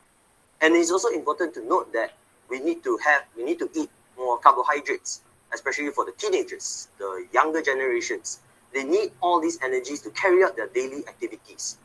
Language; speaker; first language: English; non-native, fluent; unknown